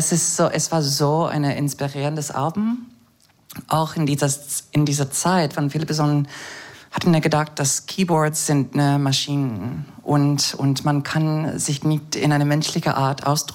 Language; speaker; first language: German; non-native, fluent; English